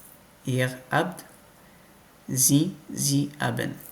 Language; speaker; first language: German; non-native, learner; French